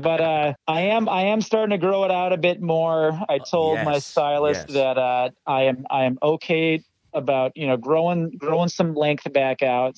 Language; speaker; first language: English; native; English